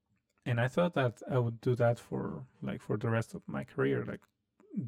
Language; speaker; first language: English; non-native, fluent; Spanish